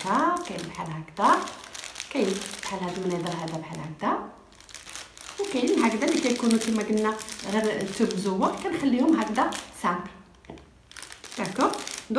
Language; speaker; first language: Arabic; native; Arabic